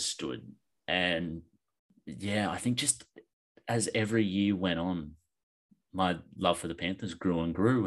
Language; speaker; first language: English; native; English